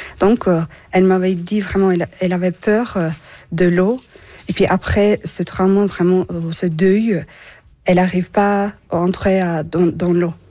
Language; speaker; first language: French; non-native, learner; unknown